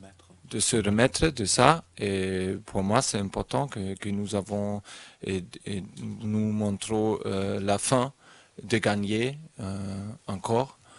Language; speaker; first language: French; non-native, learner; German